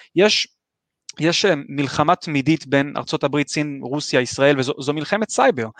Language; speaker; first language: Hebrew; native; Hebrew